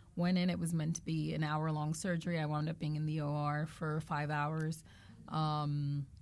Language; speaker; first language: English; non-native, local second language; Igbo